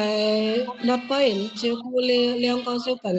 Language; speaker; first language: Cantonese; non-native, learner; Indonesian